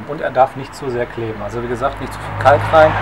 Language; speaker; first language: German; native; German